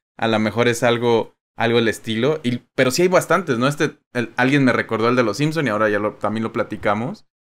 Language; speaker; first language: Spanish; native; Spanish